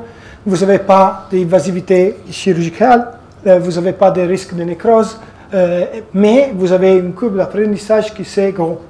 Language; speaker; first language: French; non-native, fluent; Italian